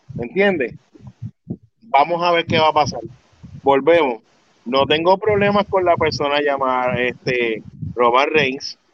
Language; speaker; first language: Spanish; early bilingual, heritage; Spanish